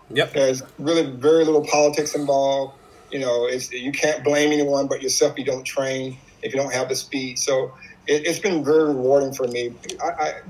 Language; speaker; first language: English; native; English